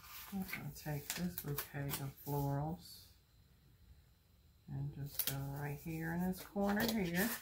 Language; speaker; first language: English; native; English